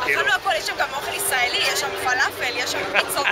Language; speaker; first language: Hebrew; native; Hebrew